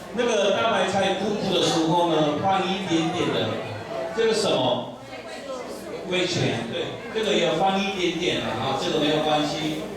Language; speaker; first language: Chinese; non-native, fluent; Korean